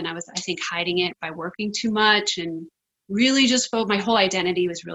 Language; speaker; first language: English; native; English